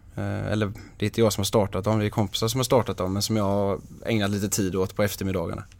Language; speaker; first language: Swedish; native; Swedish